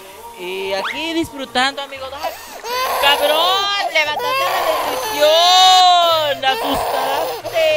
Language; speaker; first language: Spanish; native; Spanish